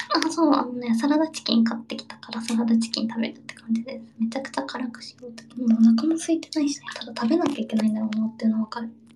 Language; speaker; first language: Japanese; early bilingual, heritage; Japanese